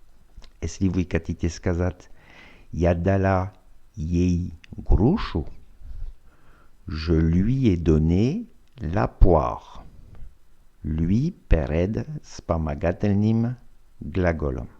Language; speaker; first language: Russian; non-native, fluent; French